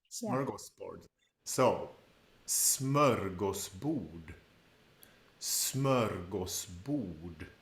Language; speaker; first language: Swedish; native; Swedish